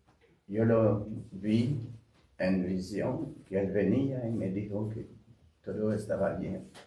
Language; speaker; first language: Spanish; non-native, fluent; French